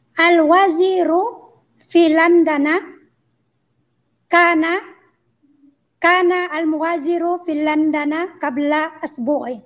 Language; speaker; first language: Arabic; non-native, learner; Filipino